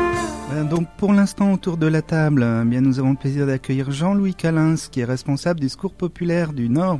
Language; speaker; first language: French; native; French